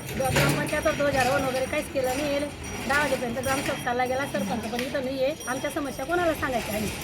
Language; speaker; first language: Marathi; native; Marathi